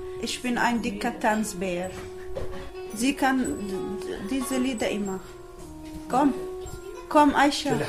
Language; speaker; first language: German; non-native, learner; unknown